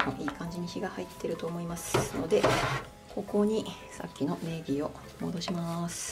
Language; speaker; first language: Japanese; native; Japanese